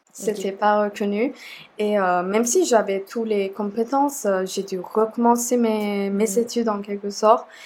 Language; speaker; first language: French; non-native, fluent; Sinhala